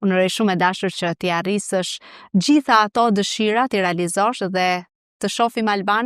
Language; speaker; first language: Albanian; native; Albanian